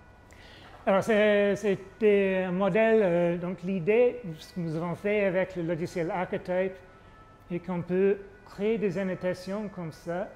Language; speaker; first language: French; non-native, fluent; English